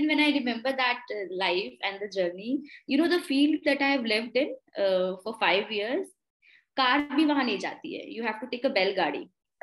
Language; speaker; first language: English; non-native, local second language; Hindi